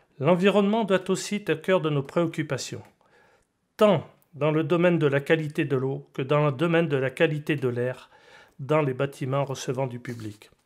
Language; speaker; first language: French; native; French